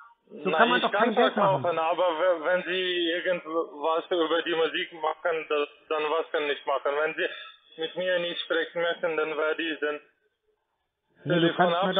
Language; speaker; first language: German; non-native, learner; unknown